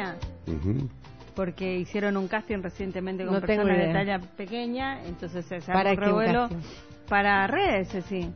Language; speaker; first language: Spanish; native; Spanish